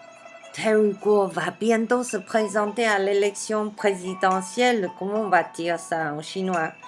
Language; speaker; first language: French; non-native, fluent; Chinese